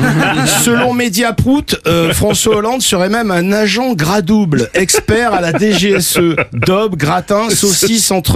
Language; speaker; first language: French; native; French